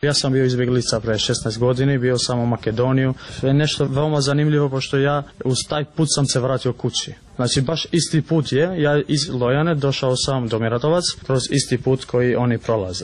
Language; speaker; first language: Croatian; non-native, local second language; Albanian